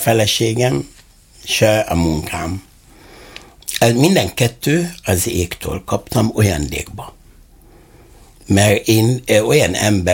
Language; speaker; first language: Hungarian; non-native, fluent; Arabic